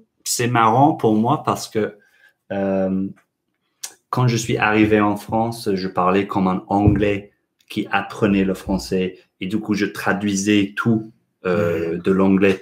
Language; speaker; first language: French; non-native, fluent; English